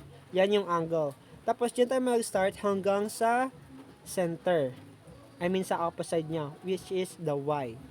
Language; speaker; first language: Filipino; native; Filipino